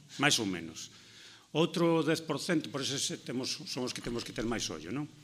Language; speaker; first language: Galician; non-native, local second language; Spanish